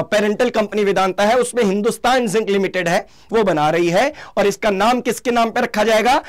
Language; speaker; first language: Hindi; native; Hindi